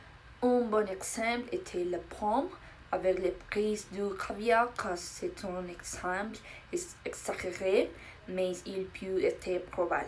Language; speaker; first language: French; non-native, learner; Spanish